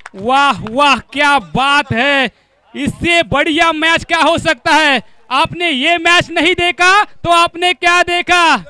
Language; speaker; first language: Hindi; non-native, local second language; Marathi